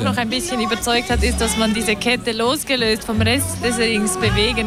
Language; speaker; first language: German; native; German